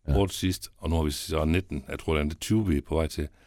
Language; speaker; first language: Danish; native; Danish